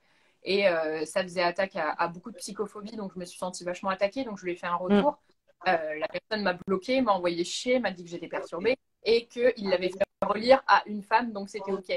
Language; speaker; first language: French; native; French